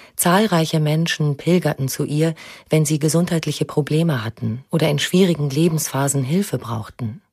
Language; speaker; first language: German; native; German